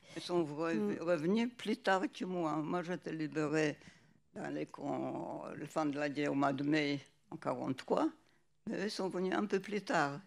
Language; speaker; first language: French; non-native, fluent; Polish